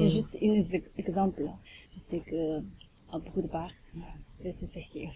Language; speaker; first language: French; non-native, learner; Chinese